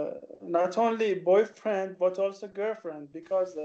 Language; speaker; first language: English; non-native, learner; Persian